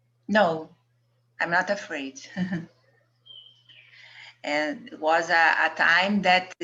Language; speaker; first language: English; non-native, learner; Portuguese